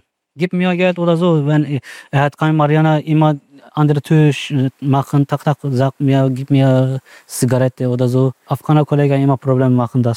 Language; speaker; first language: German; non-native, learner; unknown